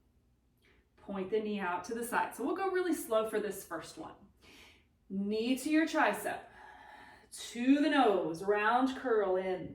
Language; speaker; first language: English; native; English